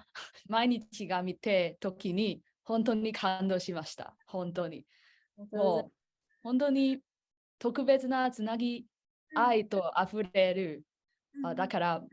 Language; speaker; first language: Japanese; non-native, learner; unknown